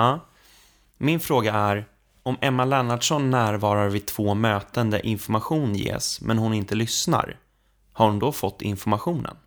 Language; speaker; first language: Swedish; native; Swedish